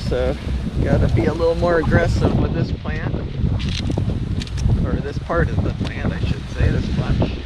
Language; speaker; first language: English; native; English